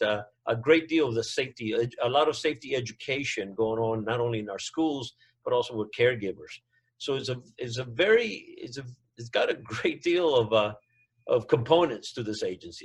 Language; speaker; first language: English; non-native, fluent; Spanish